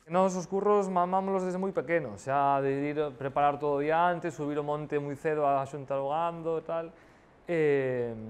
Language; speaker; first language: Galician; native; Galician